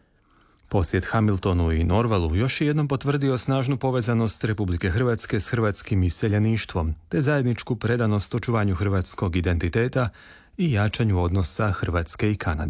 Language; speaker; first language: Serbian; native; Serbian